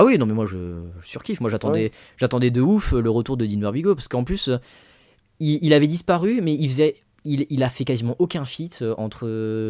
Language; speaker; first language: French; native; French